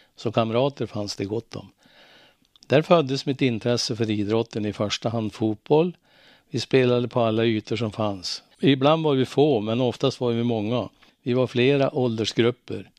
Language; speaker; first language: Swedish; native; Swedish